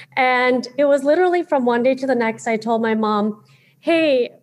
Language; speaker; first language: English; native; English